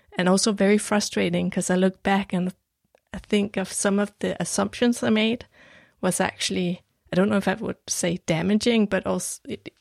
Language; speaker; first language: English; non-native, fluent; Danish